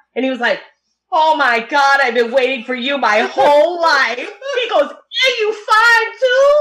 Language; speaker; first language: English; early bilingual, other home language; Italian